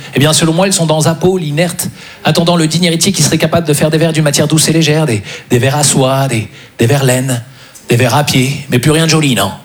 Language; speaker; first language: French; native; French